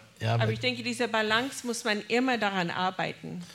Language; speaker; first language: German; non-native, fluent; English